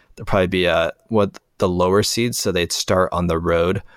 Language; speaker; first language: English; native; English